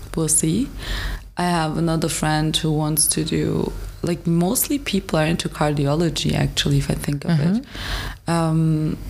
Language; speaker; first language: English; non-native, fluent; German